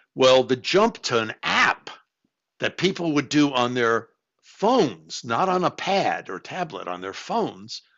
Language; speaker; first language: English; native; English